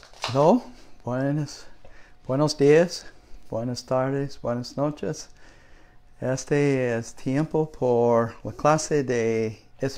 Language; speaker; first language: Spanish; non-native, learner; English